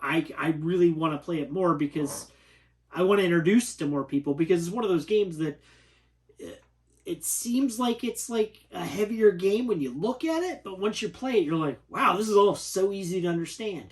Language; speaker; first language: English; native; English